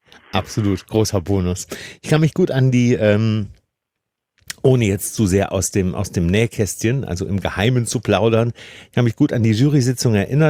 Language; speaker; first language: German; native; German